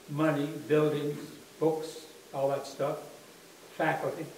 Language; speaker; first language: English; native; English